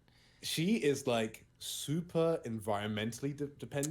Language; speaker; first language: English; native; English